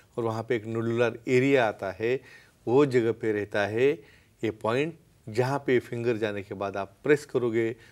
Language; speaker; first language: Hindi; non-native, local second language; Marathi